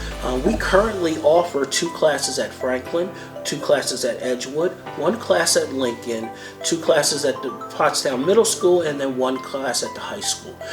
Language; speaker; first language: English; native; English